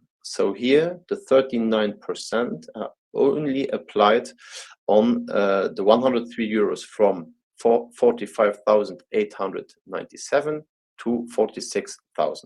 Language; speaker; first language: English; non-native, fluent; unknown